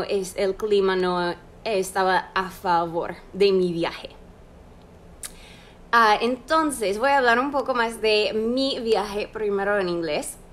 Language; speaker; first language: Spanish; non-native, fluent; English